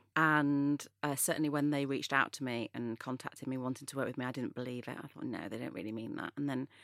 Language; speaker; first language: English; native; English